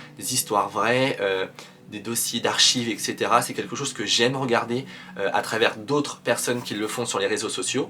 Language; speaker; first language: French; native; French